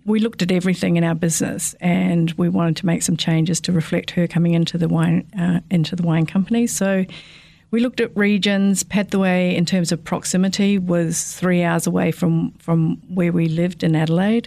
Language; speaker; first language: English; native; English